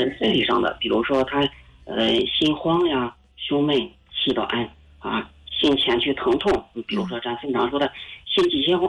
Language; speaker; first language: Chinese; native; Chinese